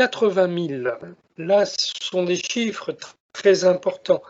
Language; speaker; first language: French; native; French